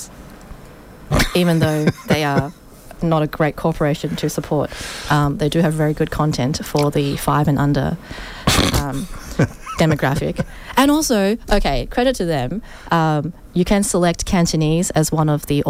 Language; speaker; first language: English; non-native, local second language; Cantonese